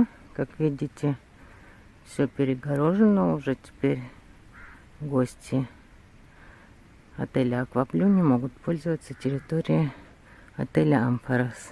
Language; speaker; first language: Russian; native; Russian